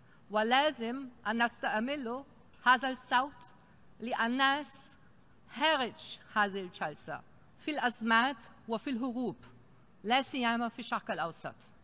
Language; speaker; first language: Arabic; non-native, fluent; German